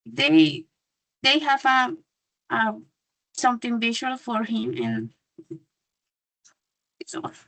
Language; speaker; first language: English; non-native, learner; Spanish